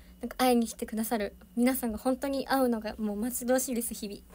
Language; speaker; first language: Japanese; native; Japanese